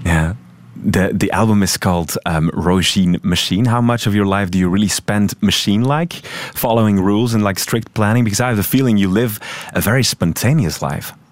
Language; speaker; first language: English; non-native, fluent; Dutch